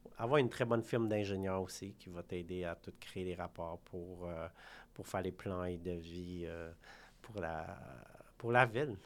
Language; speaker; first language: French; early bilingual, other home language; Khmer